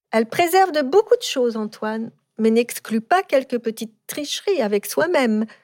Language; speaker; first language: French; native; French